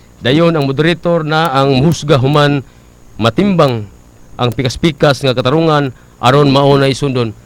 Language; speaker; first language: Cebuano; native; Cebuano